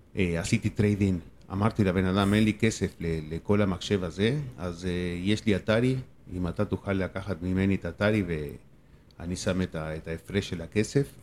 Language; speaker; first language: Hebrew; non-native, fluent; Spanish